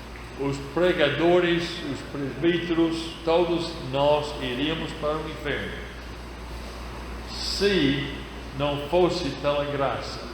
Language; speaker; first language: Portuguese; non-native, fluent; English